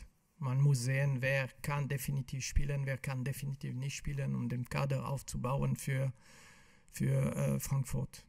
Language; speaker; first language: German; non-native, local second language; French